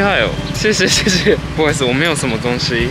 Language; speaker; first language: Chinese; early bilingual, heritage; Japanese